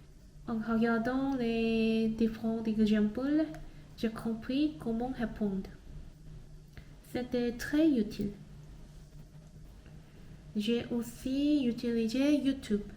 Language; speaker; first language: French; non-native, learner; Korean